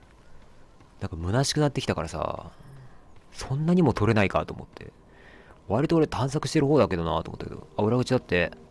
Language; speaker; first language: Japanese; native; Japanese